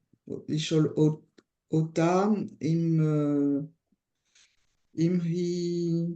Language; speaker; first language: Hebrew; non-native, learner; French